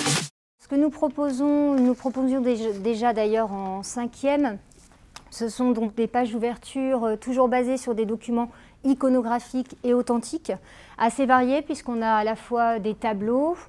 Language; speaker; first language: French; native; French